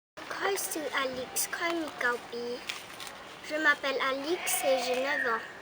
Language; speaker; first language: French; early bilingual, heritage; French